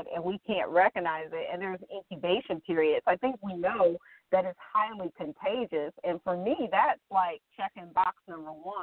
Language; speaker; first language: English; native; English